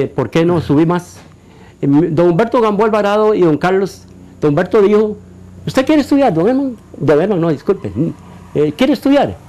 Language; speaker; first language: Spanish; native; Spanish